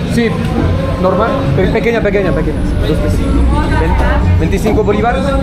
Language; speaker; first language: Spanish; non-native, learner; French